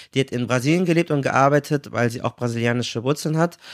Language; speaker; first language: German; native; German